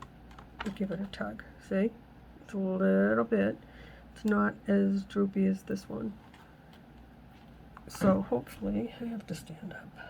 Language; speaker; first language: English; native; English